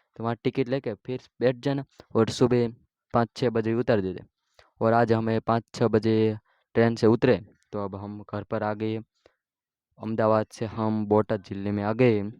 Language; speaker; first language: Hindi; non-native, local second language; Gujarati